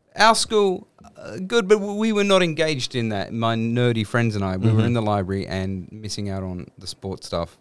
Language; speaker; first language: English; native; English